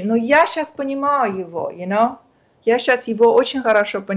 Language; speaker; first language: Russian; non-native, fluent; Armenian